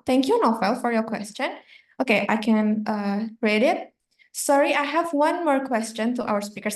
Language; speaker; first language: English; non-native, learner; Indonesian